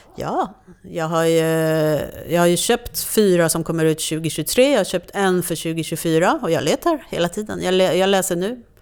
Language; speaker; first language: Swedish; non-native, fluent; French